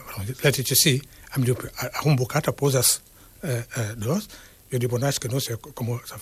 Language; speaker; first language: Catalan; non-native, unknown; Wolof